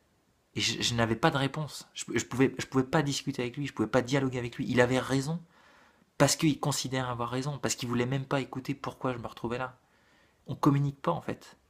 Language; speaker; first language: French; native; French